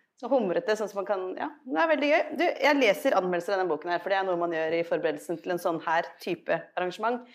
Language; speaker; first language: Norwegian; native; Norwegian